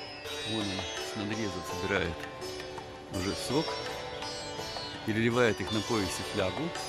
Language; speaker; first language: Russian; native; Russian